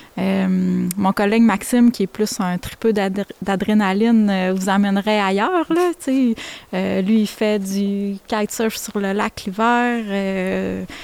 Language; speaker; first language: French; native; French